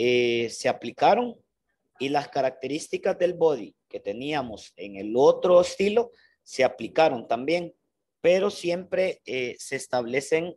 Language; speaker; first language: Spanish; native; Spanish